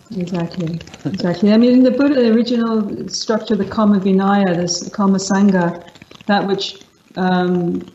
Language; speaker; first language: English; native; English